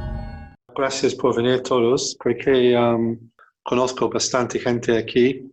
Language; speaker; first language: Spanish; non-native, fluent; English